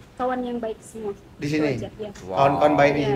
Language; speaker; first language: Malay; non-native, learner; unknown